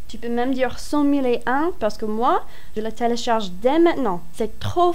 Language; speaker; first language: French; non-native, fluent; English